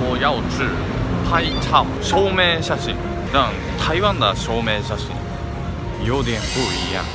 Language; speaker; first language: Chinese; non-native, learner; Japanese